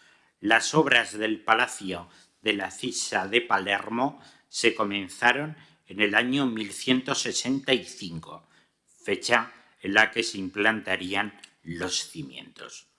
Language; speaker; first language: Spanish; native; Spanish